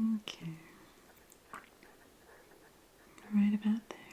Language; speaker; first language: English; native; English